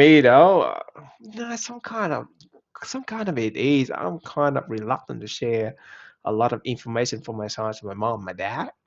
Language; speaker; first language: English; non-native, fluent; Vietnamese